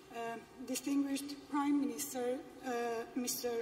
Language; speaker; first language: English; non-native, fluent; Macedonian